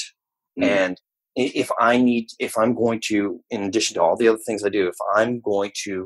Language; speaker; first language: English; native; English